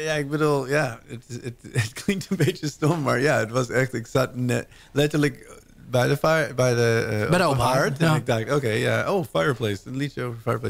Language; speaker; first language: Dutch; non-native, learner; English